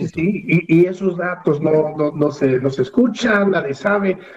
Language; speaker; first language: Spanish; early bilingual, heritage; Spanish